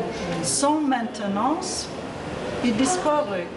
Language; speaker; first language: French; non-native, learner; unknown